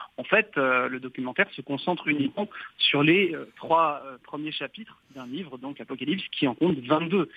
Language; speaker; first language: French; native; French